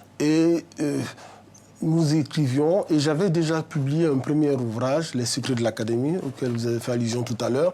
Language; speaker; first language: French; native; French